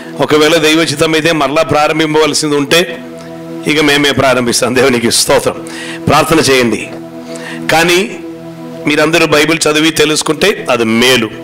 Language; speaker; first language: Telugu; non-native, fluent; Malayalam